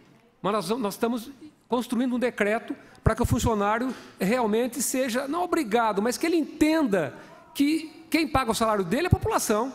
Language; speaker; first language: Portuguese; native; Portuguese